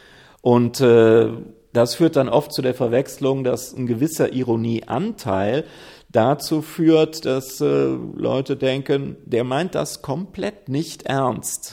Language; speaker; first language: German; native; German